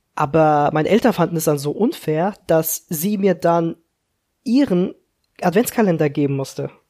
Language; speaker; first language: German; early bilingual, other home language; Czech